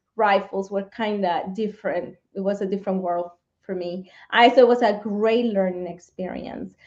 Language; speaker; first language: English; non-native, fluent; Spanish